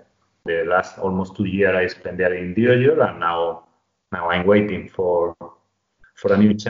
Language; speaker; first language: English; non-native, fluent; Spanish